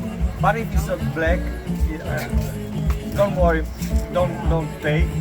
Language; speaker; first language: English; non-native, learner; Italian